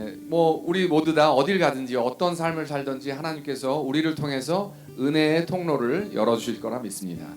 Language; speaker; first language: Korean; native; Korean